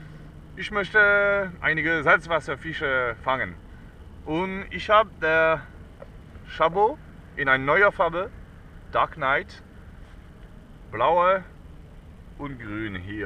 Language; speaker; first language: German; non-native, learner; French